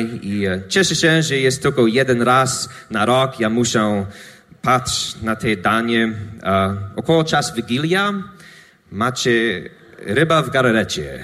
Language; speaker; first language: Polish; non-native, learner; English